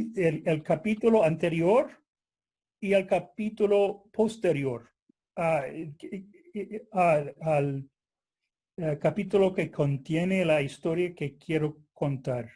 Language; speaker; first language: Spanish; non-native, fluent; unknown